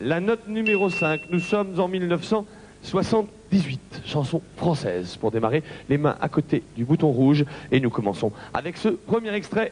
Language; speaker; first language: French; native; French